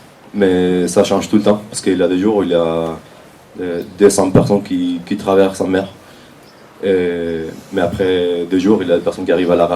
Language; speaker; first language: French; non-native, fluent; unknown